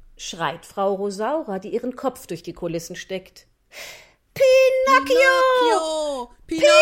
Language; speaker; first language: German; native; German